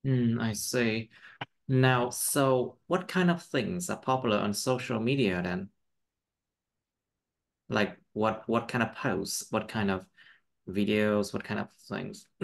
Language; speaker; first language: English; non-native, fluent; Vietnamese